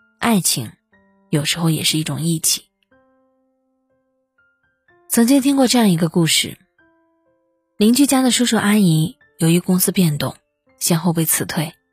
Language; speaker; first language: Chinese; native; Chinese